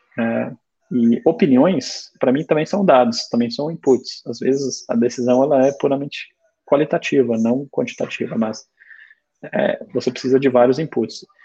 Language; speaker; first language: Portuguese; early bilingual, other home language; German